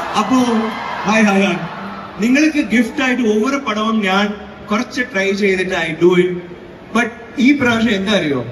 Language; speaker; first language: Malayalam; non-native, learner; Tamil